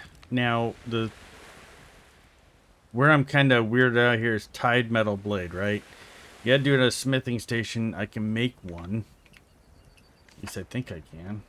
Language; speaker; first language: English; native; English